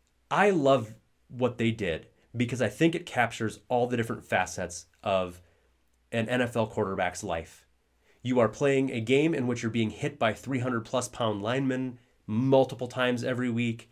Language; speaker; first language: English; native; English